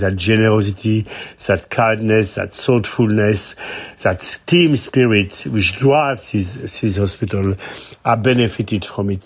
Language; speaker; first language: English; non-native, fluent; French